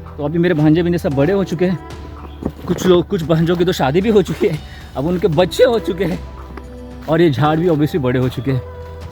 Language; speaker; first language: Hindi; non-native, local second language; Marathi